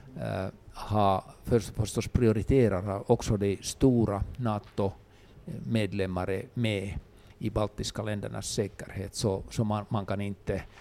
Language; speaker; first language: Swedish; non-native, local second language; Finnish